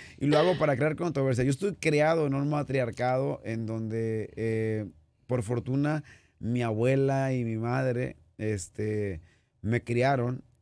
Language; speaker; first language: Spanish; native; Spanish